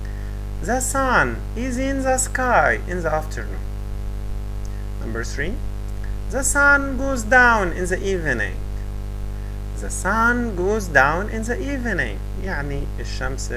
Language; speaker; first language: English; non-native, fluent; Arabic